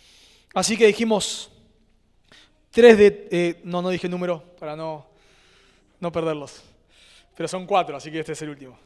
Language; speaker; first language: Spanish; native; Spanish